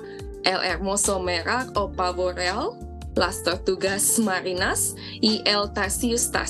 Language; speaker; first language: Spanish; non-native, learner; Indonesian